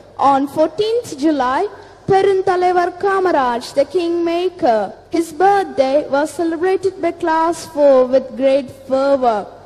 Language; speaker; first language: English; non-native, local second language; Tamil